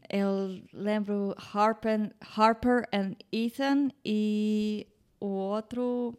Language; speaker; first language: Portuguese; non-native, fluent; Hebrew